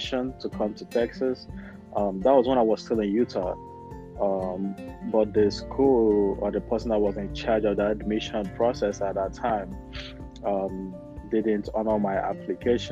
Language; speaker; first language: English; non-native, local second language; Igbo